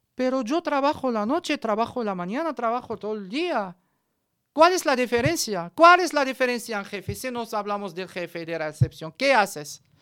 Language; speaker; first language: Spanish; non-native, learner; Arabic